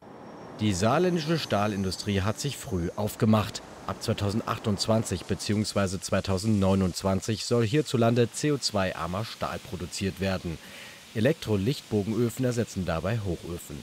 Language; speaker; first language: German; native; German